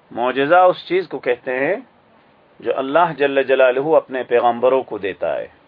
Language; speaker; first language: Urdu; native; Urdu